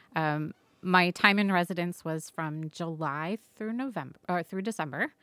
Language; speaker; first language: English; native; English